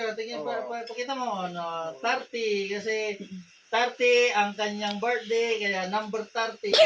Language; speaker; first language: Filipino; non-native, local second language; Iloko